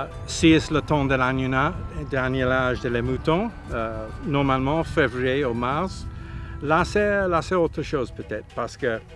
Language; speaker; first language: French; non-native, learner; English